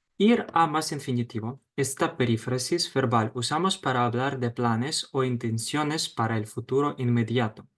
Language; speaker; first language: Spanish; non-native, fluent; Ukrainian